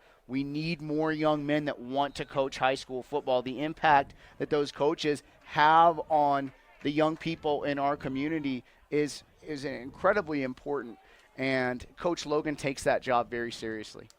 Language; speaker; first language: English; native; English